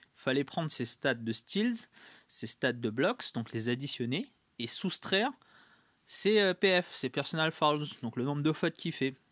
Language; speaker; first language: French; native; French